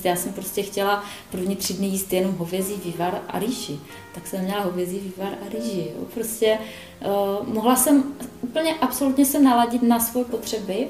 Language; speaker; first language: Czech; native; Czech